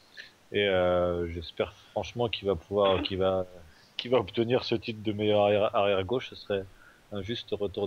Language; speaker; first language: French; native; French